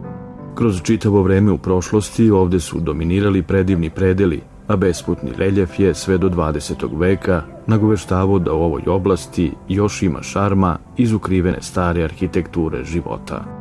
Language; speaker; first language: Bosnian; native; Bosnian